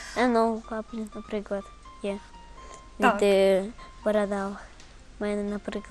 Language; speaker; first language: Ukrainian; non-native, local second language; Russian